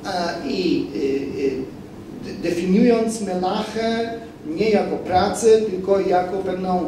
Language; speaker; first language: Polish; non-native, fluent; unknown